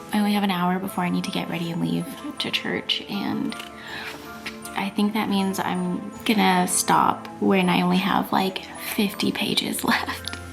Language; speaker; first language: English; native; English